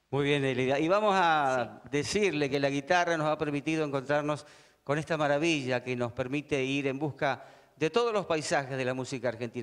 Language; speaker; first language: Spanish; native; Spanish